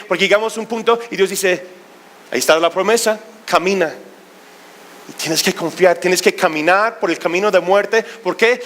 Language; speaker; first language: Spanish; non-native, fluent; English